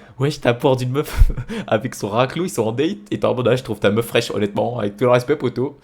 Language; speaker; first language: French; native; French